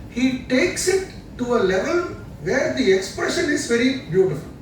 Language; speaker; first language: English; non-native, local second language; Tamil